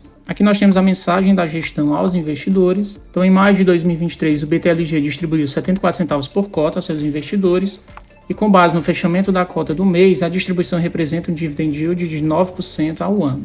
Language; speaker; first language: Portuguese; native; Portuguese